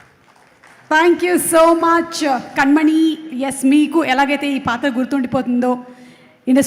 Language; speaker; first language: Telugu; native; Telugu